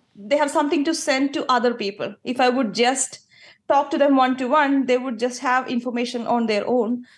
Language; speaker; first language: English; non-native, local second language; Malayalam